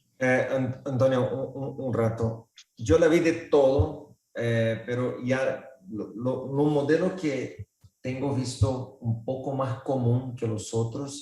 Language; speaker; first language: Spanish; non-native, fluent; Portuguese